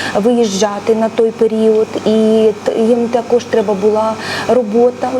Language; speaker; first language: Ukrainian; native; Ukrainian